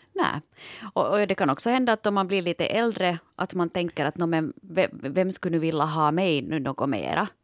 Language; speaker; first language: Swedish; native; Swedish